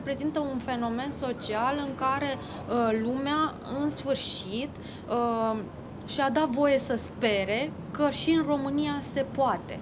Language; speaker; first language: Romanian; native; Romanian